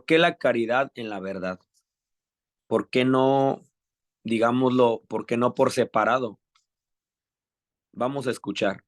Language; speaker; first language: Spanish; native; Spanish